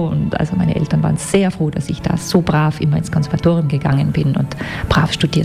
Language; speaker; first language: German; native; German